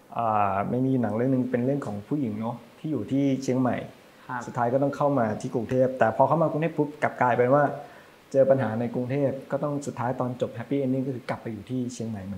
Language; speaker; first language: Thai; native; Thai